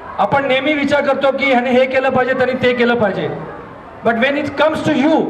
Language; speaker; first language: Marathi; non-native, local second language; Hindi